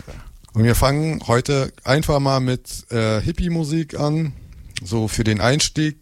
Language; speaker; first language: German; native; German